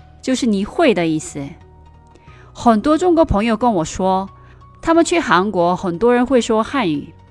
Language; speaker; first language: Chinese; non-native, fluent; Korean